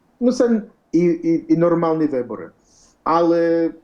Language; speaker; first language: Ukrainian; early bilingual, heritage; Ukrainian